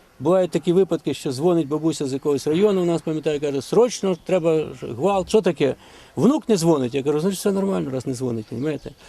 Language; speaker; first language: Ukrainian; native; Ukrainian